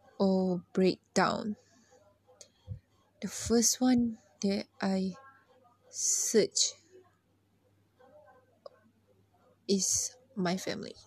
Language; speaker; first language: English; non-native, learner; Malay